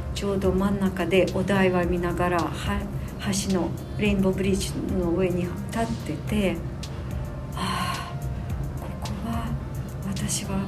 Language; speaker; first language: Japanese; non-native, fluent; Ukrainian